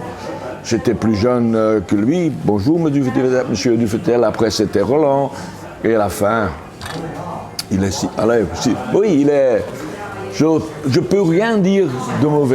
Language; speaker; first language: French; non-native, local second language; Dutch